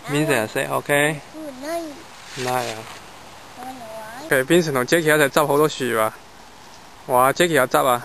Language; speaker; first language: Cantonese; native; Cantonese